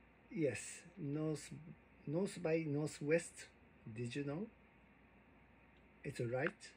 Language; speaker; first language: English; non-native, learner; Japanese